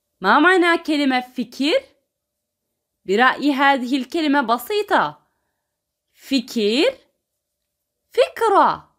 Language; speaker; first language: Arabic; non-native, fluent; Turkish